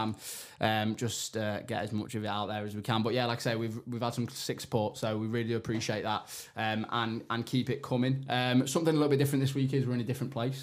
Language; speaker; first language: English; native; English